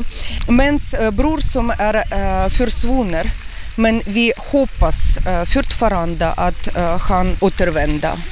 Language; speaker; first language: Swedish; non-native, learner; Ukrainian